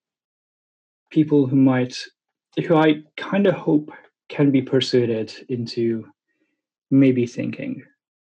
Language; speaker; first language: English; non-native, fluent; Hungarian